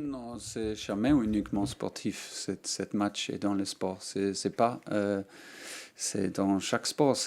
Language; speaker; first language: French; non-native, learner; German